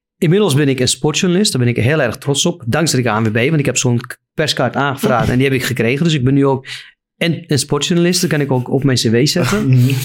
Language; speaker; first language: Dutch; non-native, fluent; Arabic